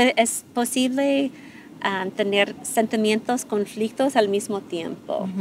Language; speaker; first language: Spanish; non-native, fluent; English